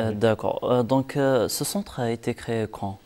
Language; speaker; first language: French; non-native, local second language; Arabic